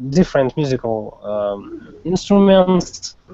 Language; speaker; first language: English; non-native, learner; Russian